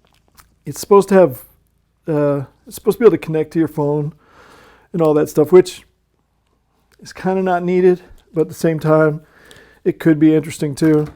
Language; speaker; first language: English; native; English